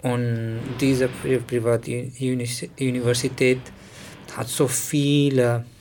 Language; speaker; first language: German; non-native, learner; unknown